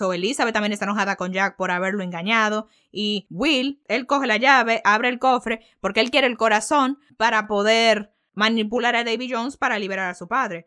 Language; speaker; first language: Spanish; early bilingual, heritage; Spanish